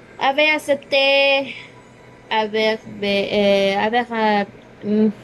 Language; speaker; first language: French; non-native, learner; Spanish